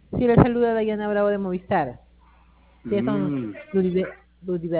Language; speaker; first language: Spanish; native; Spanish